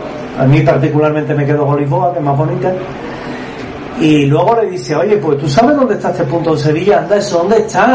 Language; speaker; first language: Spanish; native; Spanish